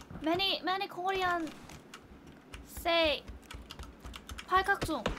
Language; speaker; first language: English; non-native, learner; Korean